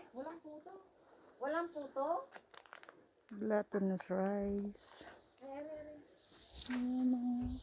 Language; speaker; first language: Filipino; native; Filipino